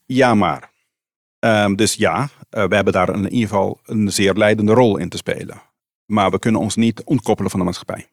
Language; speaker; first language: Dutch; non-native, local second language; Papiamento